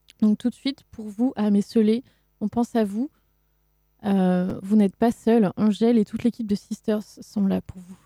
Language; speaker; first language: French; native; French